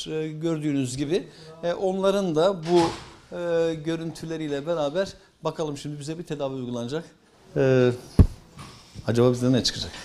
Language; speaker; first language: Turkish; native; Turkish